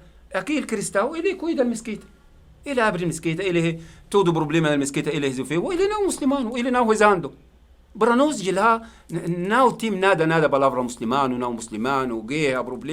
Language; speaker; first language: Portuguese; non-native, learner; Arabic